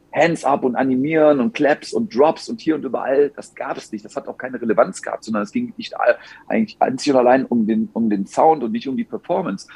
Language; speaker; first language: German; native; German